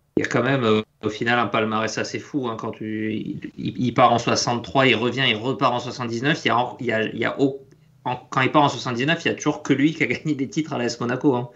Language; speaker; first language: French; native; French